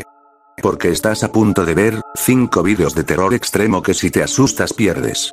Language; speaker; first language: Spanish; native; Spanish